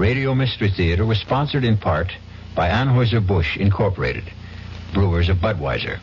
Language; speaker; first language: English; native; English